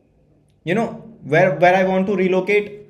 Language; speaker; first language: English; non-native, learner; Hindi